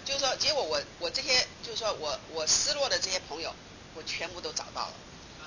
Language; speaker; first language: Chinese; native; Chinese